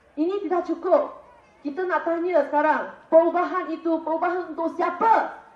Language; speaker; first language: Malay; non-native, local second language; Chinese